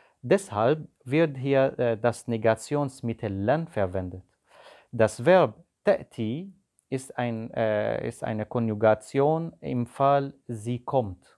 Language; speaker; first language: German; non-native, fluent; Arabic